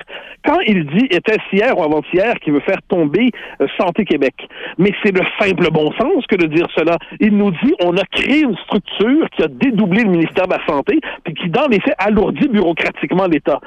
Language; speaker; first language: French; native; French